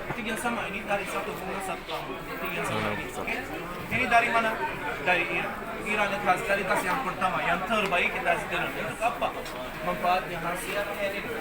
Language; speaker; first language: Indonesian; non-native, fluent; Turkish